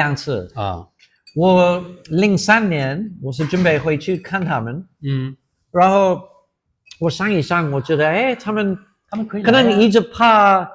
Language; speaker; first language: Chinese; non-native, fluent; English